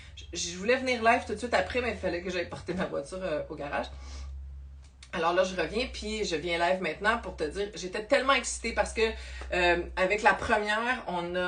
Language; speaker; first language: French; native; French